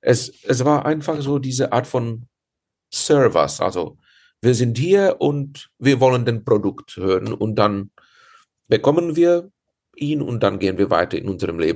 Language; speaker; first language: German; non-native, fluent; Czech